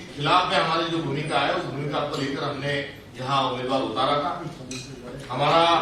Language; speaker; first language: Hindi; non-native, local second language; Marathi